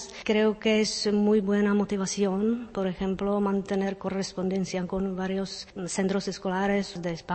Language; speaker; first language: Spanish; non-native, fluent; Czech